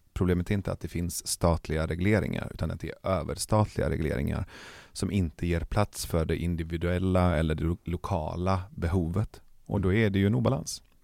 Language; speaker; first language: Swedish; early bilingual, other home language; Persian